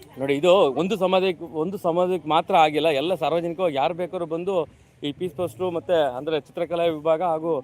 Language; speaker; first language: Kannada; native; Kannada